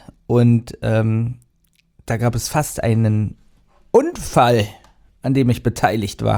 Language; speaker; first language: German; native; German